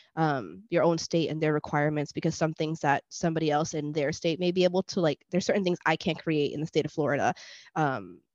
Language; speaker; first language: English; non-native, fluent; Spanish